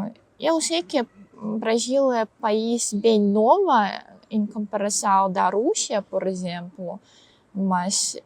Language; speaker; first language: Portuguese; non-native, learner; Russian